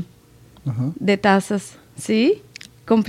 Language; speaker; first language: Spanish; non-native, learner; Portuguese